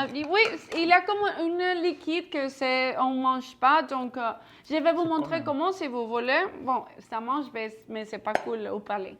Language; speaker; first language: French; non-native, fluent; Spanish